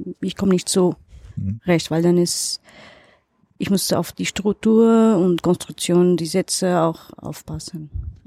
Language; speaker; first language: German; non-native, learner; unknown